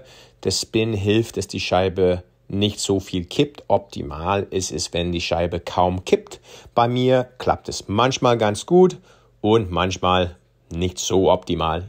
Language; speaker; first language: German; non-native, fluent; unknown